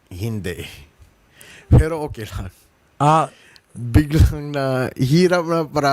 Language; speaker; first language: Filipino; non-native, learner; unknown